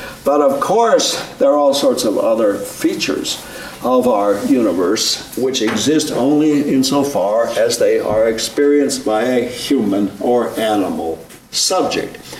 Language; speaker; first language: English; native; English